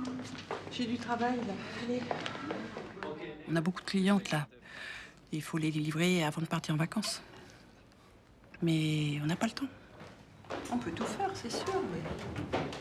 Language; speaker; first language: French; native; French